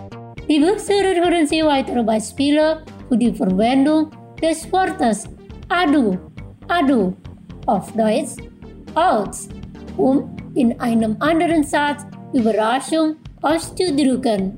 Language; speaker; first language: German; non-native, fluent; Indonesian